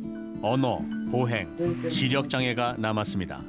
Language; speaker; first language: Korean; native; Korean